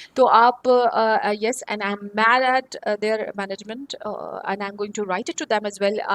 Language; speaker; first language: Urdu; native; Urdu